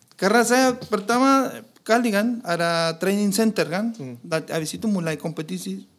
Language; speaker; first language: Indonesian; non-native, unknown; Spanish